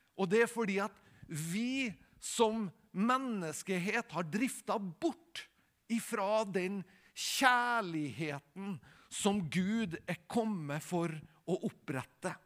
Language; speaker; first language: Norwegian; native; Norwegian